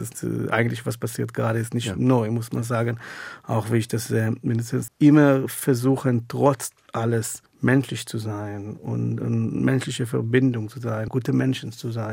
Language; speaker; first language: German; non-native, fluent; Hebrew